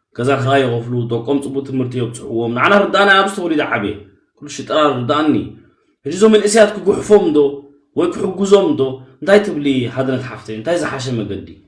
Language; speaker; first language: Tigrinya; early bilingual, heritage; Tigrinya